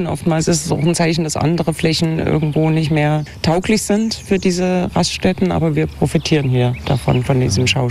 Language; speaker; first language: German; native; German